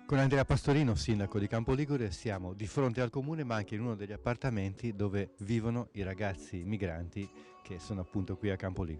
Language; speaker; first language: Italian; native; Italian